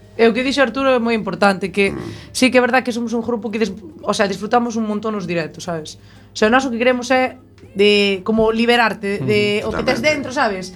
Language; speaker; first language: Galician; non-native, local second language; Spanish